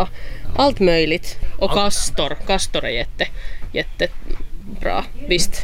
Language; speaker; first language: Swedish; non-native, local second language; Finnish